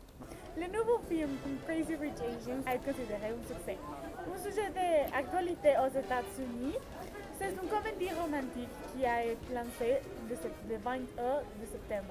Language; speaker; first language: French; non-native, learner; Spanish